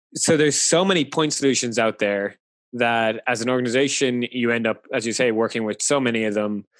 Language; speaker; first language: English; native; English